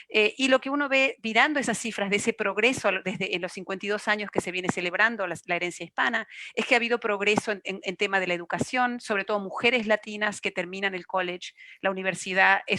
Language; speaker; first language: Spanish; native; Spanish